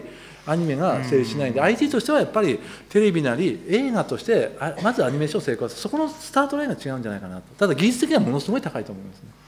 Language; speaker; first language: Japanese; native; Japanese